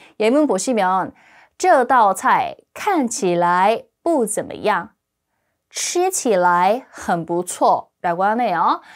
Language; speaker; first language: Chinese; non-native, fluent; Korean